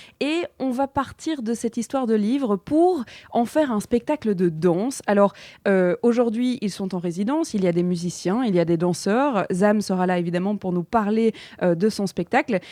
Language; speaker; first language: French; native; French